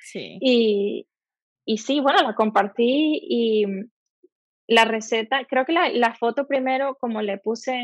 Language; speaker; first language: Spanish; native; Spanish